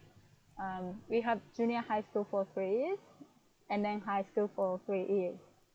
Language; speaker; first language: English; non-native, fluent; Japanese